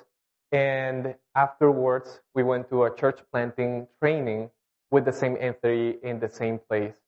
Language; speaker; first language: English; non-native, fluent; Spanish